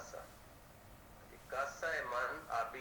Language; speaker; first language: Persian; non-native, learner; Urdu